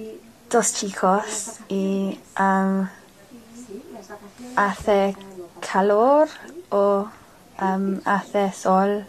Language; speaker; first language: Spanish; non-native, learner; English